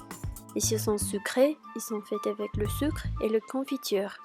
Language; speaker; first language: French; non-native, learner; English